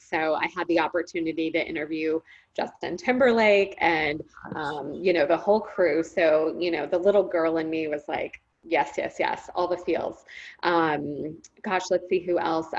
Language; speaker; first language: English; native; English